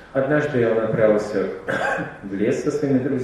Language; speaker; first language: Russian; native; Russian